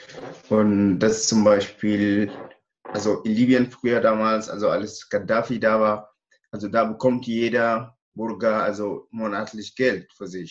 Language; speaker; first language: German; non-native, learner; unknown